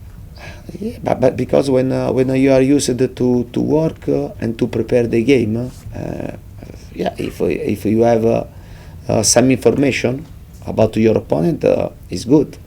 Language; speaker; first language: English; non-native, fluent; Italian